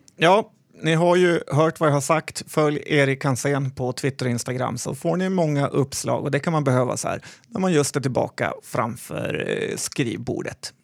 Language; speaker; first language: Swedish; native; Swedish